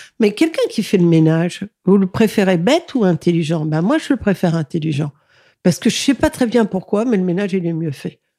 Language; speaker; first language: French; early bilingual, other home language; Catalan